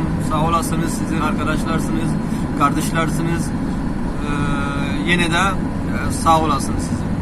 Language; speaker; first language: Turkish; non-native, learner; Urdu